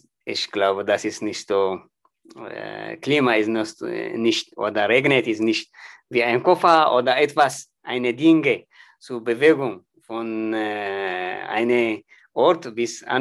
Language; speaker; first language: German; non-native, learner; Tigrinya